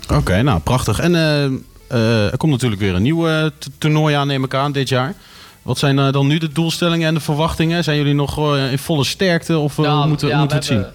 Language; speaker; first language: Dutch; native; Dutch